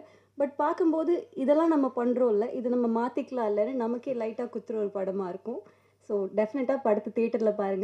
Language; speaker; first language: Tamil; native; Tamil